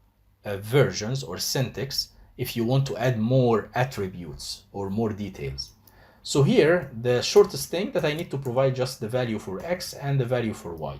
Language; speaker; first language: English; non-native, fluent; Arabic